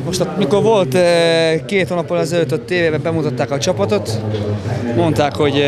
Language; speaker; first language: Hungarian; non-native, fluent; Italian